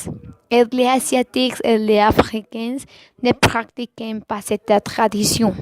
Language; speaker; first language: French; non-native, learner; Spanish